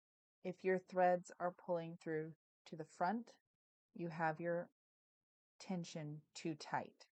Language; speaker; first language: English; native; English